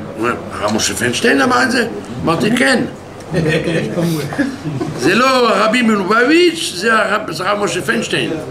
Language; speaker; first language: Hebrew; non-native, fluent; French